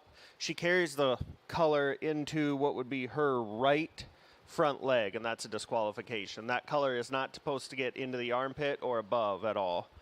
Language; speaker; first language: English; native; English